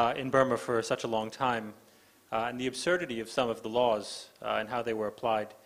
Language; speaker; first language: English; native; English